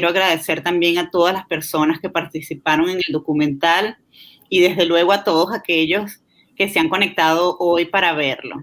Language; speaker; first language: Spanish; native; Spanish